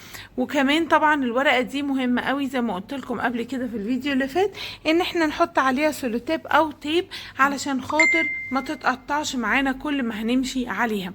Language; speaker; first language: Arabic; native; Arabic